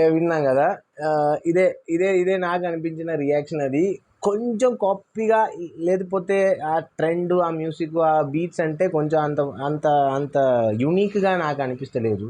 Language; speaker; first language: Telugu; non-native, learner; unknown